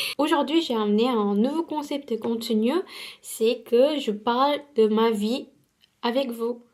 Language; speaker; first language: French; non-native, fluent; Korean